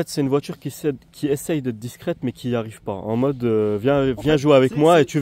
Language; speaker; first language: French; native; French